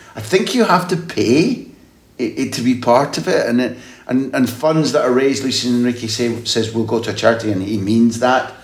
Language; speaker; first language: English; native; English